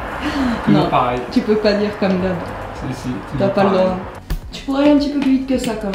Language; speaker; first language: French; native; French